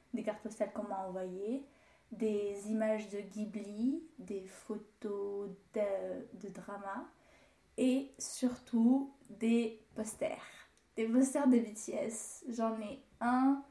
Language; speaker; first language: French; early bilingual, other home language; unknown